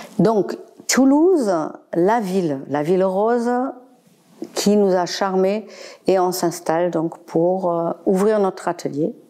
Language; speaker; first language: French; non-native, fluent; German